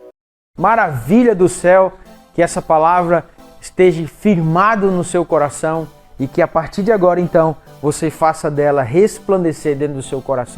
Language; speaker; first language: Portuguese; native; Portuguese